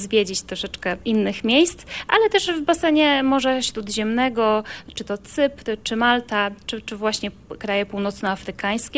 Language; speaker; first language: Polish; native; Polish